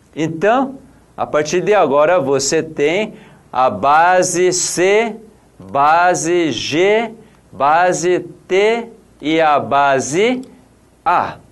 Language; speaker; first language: Portuguese; non-native, fluent; Korean